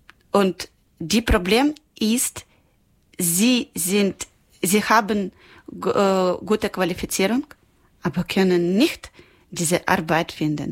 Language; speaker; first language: German; non-native, learner; Ukrainian